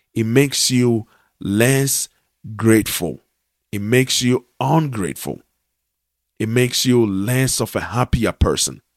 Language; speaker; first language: English; non-native, local second language; Akan